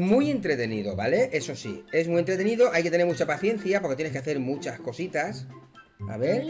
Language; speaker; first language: Spanish; native; Spanish